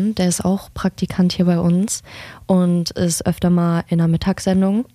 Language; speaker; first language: German; native; German